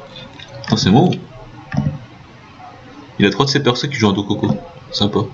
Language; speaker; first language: French; native; French